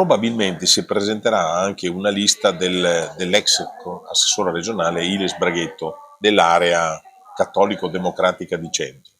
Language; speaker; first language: Italian; native; Italian